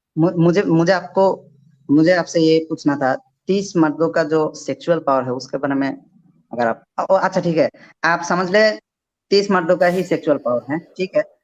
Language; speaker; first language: Hindi; non-native, learner; Bangla